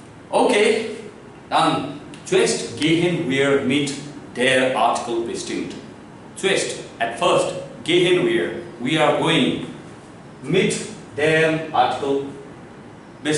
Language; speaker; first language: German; non-native, learner; Hindi